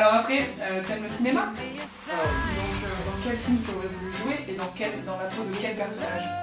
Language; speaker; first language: French; native; French